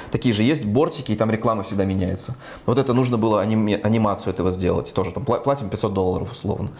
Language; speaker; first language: Russian; native; Russian